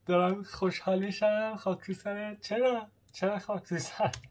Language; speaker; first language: Persian; early bilingual, heritage; Persian